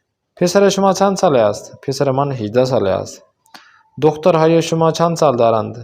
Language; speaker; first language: Persian; non-native, fluent; Urdu